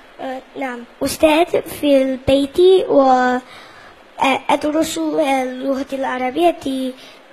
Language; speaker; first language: Arabic; non-native, learner; Chinese